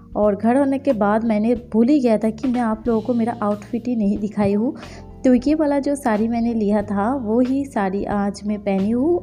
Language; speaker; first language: Hindi; non-native, local second language; Bangla